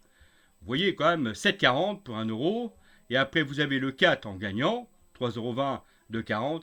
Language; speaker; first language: French; native; French